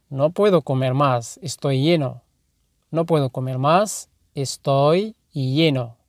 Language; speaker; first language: Spanish; non-native, fluent; Arabic